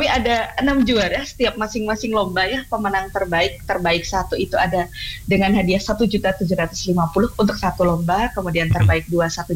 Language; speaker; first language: Indonesian; non-native, local second language; Javanese